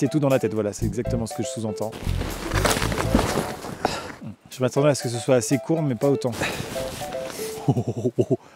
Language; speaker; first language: French; native; French